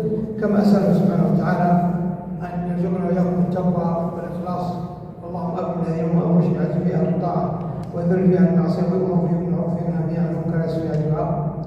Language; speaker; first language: Arabic; native; Arabic